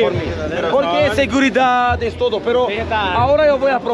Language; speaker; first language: Spanish; non-native, learner; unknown